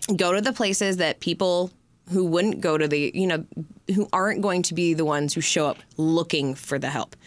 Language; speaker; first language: English; native; English